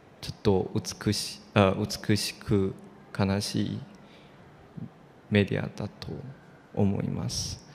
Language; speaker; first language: Japanese; non-native, fluent; Chinese